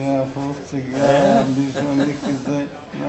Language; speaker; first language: German; non-native, learner; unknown